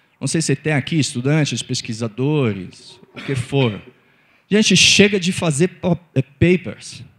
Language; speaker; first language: Portuguese; non-native, fluent; Italian